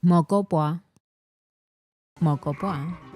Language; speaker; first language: Korean; non-native, learner; Spanish